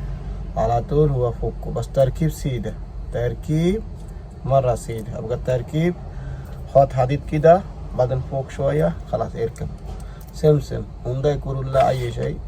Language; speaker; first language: Arabic; non-native, learner; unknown